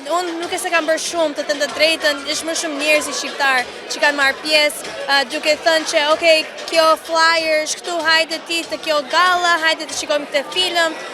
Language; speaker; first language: Albanian; early bilingual, heritage; Albanian